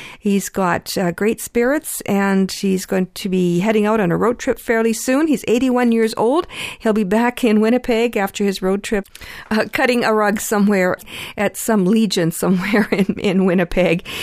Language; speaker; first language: English; early bilingual, other home language; Ukrainian